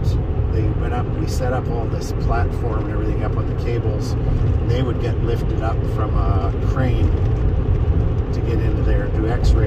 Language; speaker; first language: English; native; English